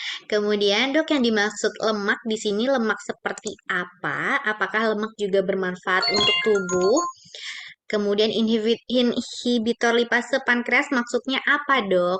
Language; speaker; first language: Indonesian; native; Indonesian